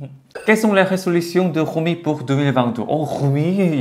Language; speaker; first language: French; non-native, learner; Korean